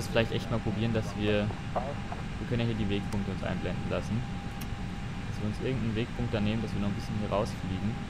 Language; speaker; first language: German; native; German